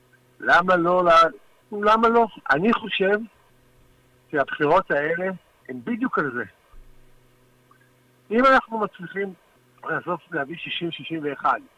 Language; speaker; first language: Hebrew; native; Hebrew